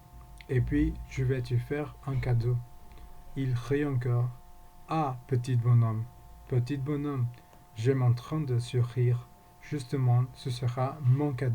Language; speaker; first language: French; non-native, learner; Spanish